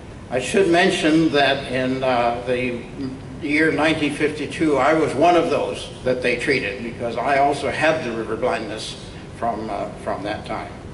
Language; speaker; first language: English; native; English